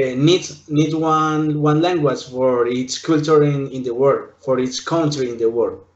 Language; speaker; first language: English; non-native, learner; Spanish